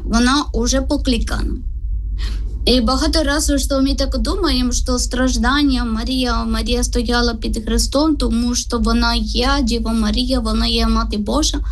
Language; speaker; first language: Ukrainian; non-native, learner; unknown